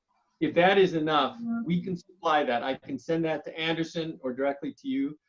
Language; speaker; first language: English; native; English